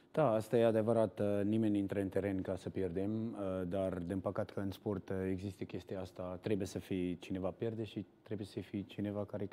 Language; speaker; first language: Romanian; non-native, learner; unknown